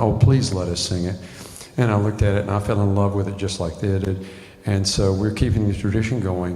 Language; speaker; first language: English; native; English